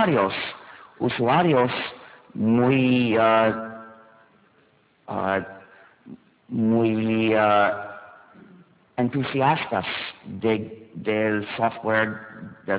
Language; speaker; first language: Spanish; non-native, fluent; English